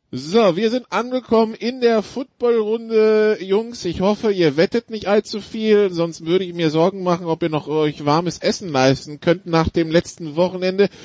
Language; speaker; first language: German; non-native, fluent; French